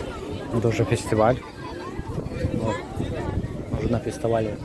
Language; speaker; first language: Russian; non-native, local second language; Azerbaijani